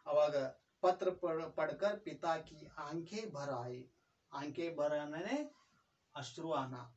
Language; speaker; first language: Hindi; non-native, local second language; Kannada